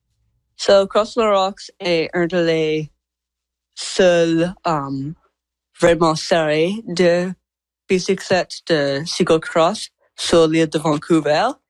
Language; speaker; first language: French; non-native, learner; English